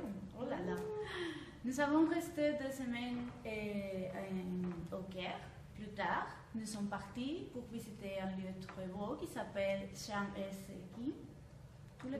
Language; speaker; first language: French; non-native, learner; Spanish